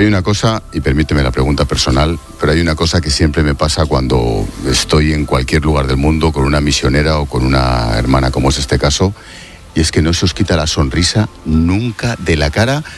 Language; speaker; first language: Spanish; native; Spanish